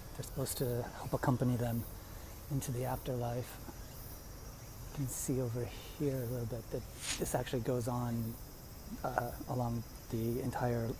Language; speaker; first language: English; native; English